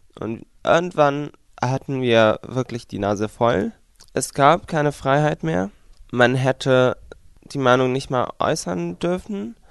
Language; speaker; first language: German; non-native, fluent; Arabic